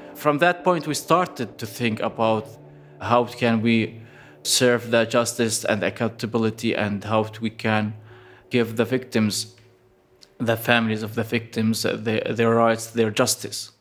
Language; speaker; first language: English; non-native, fluent; Arabic